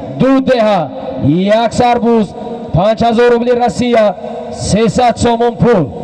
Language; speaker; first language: Tajik; native; Tajik